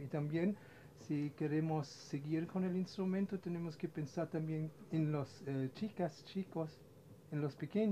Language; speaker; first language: Spanish; non-native, fluent; German